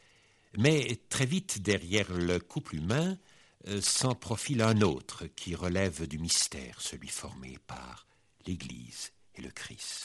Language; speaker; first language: French; native; French